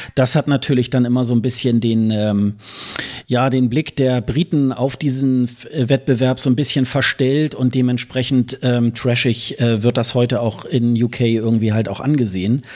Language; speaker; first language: German; native; German